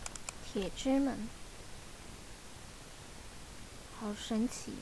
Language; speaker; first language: Chinese; native; Chinese